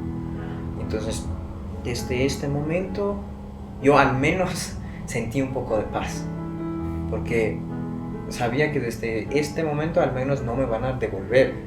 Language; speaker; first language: Spanish; non-native, fluent; Persian